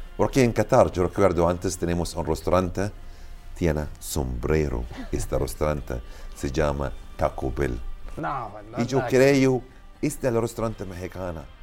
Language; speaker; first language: Spanish; non-native, learner; Arabic